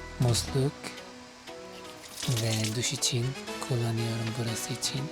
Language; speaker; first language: Turkish; non-native, fluent; Arabic